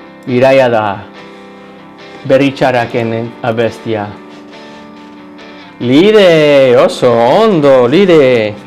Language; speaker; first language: Basque; non-native, learner; English